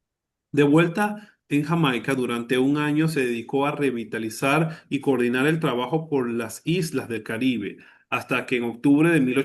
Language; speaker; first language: Spanish; native; Spanish